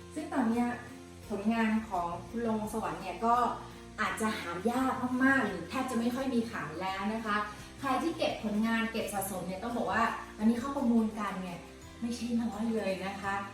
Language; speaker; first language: Thai; native; Thai